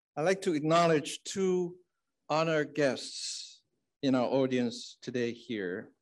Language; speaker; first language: English; non-native, fluent; Chinese